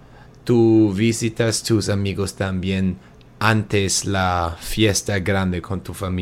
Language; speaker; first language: Spanish; non-native, learner; German